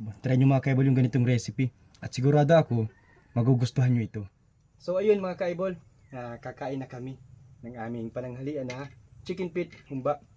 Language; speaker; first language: Filipino; non-native, local second language; Bikol